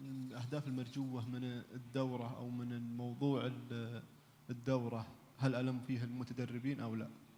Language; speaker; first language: Arabic; native; Arabic